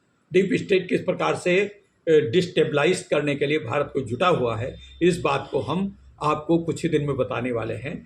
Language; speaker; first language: Hindi; native; Hindi